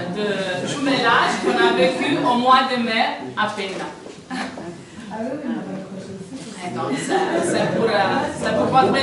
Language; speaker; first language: French; non-native, fluent; Italian